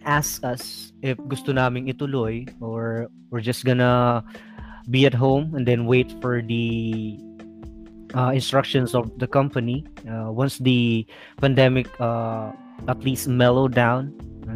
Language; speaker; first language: English; non-native, local second language; Filipino